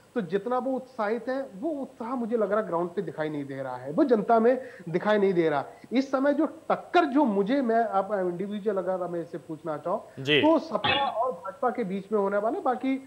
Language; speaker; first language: Hindi; native; Hindi